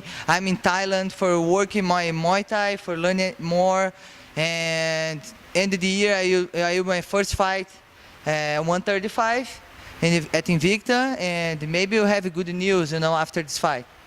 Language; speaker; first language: English; non-native, learner; Portuguese